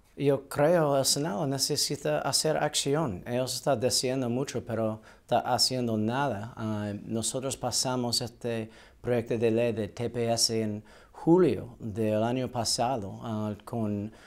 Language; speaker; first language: Spanish; non-native, learner; English